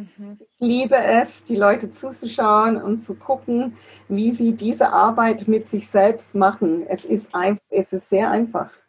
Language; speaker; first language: German; non-native, fluent; English